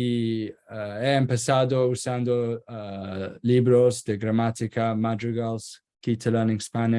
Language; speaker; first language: Spanish; non-native, learner; Kurdish